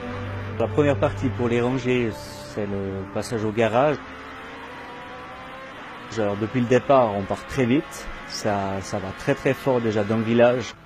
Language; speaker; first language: French; native; French